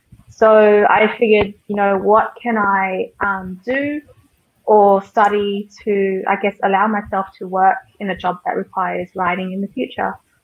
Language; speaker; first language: English; early bilingual, other home language; Vietnamese